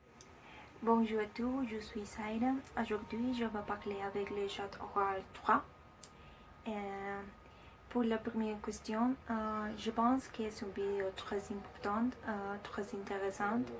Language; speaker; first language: French; non-native, learner; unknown